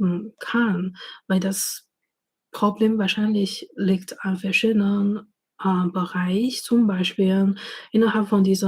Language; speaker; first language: German; non-native, fluent; Chinese